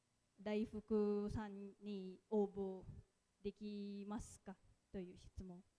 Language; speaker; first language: Japanese; non-native, fluent; Indonesian